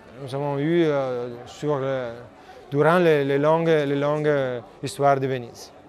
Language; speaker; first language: French; non-native, learner; Italian